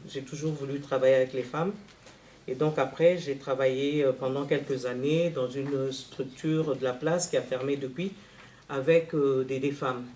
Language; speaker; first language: French; non-native, local second language; Luba-Lulua